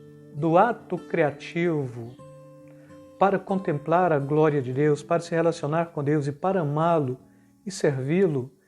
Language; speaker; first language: Portuguese; native; Portuguese